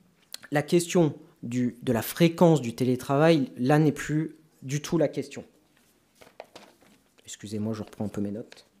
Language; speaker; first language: French; native; French